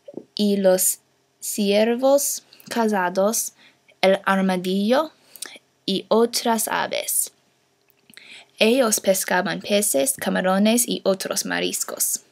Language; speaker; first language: Spanish; non-native, learner; English